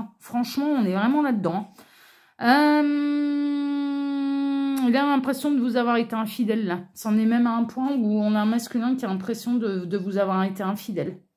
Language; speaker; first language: French; native; French